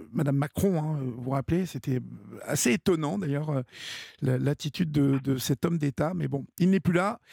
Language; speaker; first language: French; native; French